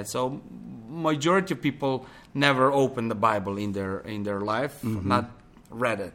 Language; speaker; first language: English; non-native, fluent; Serbian